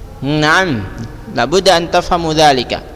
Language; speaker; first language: Arabic; non-native, fluent; Indonesian